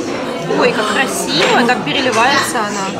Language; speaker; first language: Russian; native; Russian